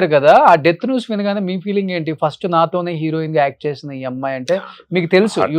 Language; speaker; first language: Telugu; native; Telugu